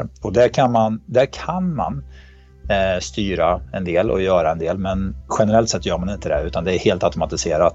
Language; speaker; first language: Swedish; native; Swedish